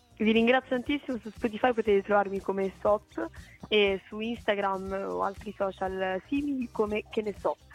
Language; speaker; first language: Italian; native; Italian